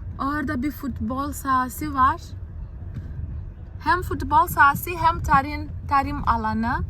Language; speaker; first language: Turkish; non-native, fluent; Portuguese